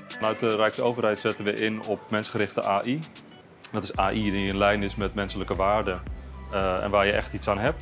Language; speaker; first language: Dutch; native; Dutch